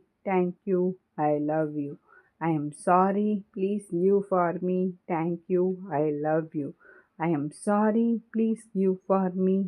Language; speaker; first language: English; non-native, learner; Tamil